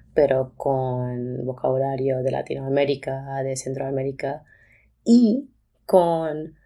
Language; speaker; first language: Spanish; early bilingual, other home language; English